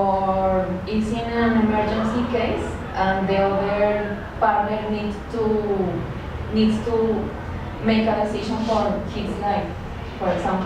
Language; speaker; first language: English; non-native, learner; Spanish